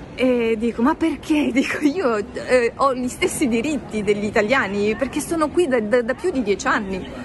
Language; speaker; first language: Italian; non-native, fluent; Russian